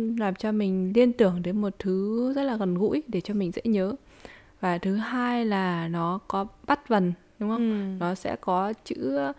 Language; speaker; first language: Vietnamese; early bilingual, heritage; Vietnamese